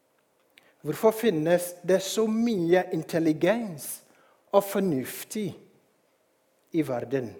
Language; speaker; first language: Norwegian; non-native, fluent; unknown